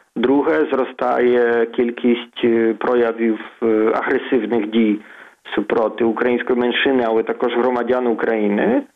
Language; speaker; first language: Ukrainian; early bilingual, heritage; Ukrainian